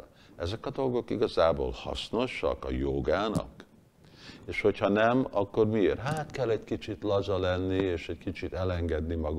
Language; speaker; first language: Hungarian; early bilingual, heritage; Hungarian